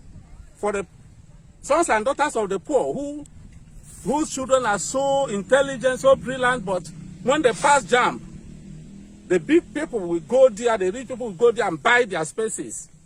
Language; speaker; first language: English; non-native, local second language; Igbo